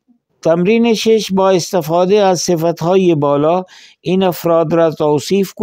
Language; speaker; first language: Persian; non-native, fluent; Urdu